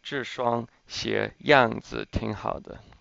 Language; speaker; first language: Chinese; non-native, fluent; English